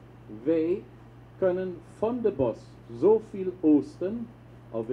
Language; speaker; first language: Dutch; non-native, local second language; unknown